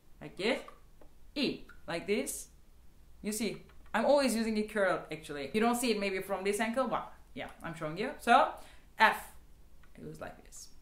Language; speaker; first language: English; non-native, fluent; Turkish